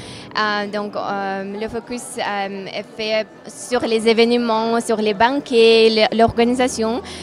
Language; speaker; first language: French; non-native, fluent; Russian